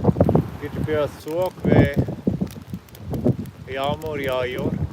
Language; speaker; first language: Turkish; non-native, learner; English